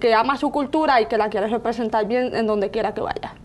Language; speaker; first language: Spanish; native; Spanish